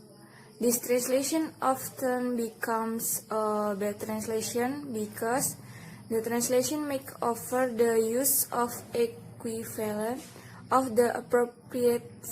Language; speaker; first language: English; non-native, learner; Indonesian